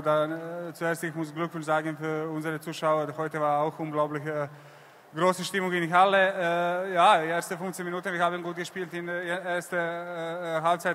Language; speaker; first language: German; non-native, learner; Serbian